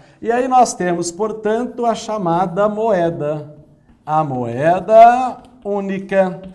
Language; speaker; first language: Portuguese; native; Portuguese